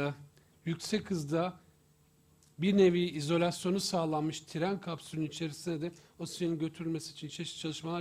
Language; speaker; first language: Turkish; native; Turkish